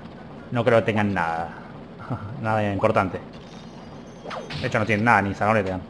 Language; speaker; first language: Spanish; native; Spanish